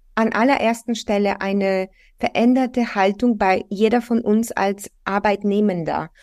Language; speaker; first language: German; non-native, fluent; Bulgarian